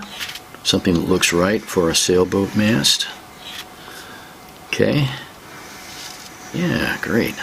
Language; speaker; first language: English; native; English